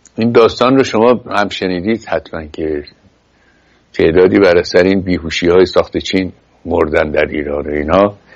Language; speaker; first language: Persian; native; Persian